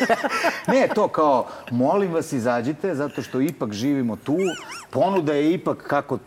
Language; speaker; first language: Serbian; native; Serbian